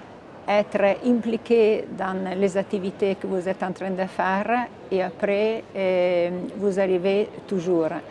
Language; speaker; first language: French; non-native, fluent; Italian